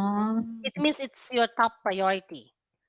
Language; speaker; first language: English; non-native, fluent; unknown